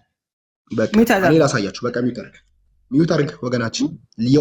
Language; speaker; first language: Amharic; native; Amharic